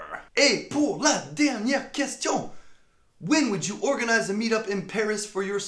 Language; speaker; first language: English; non-native, fluent; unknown